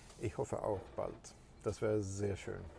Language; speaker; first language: German; non-native, fluent; Swedish